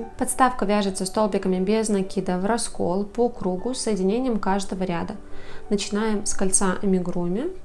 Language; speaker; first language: Russian; native; Russian